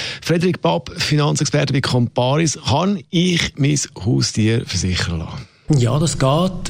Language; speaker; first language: German; native; German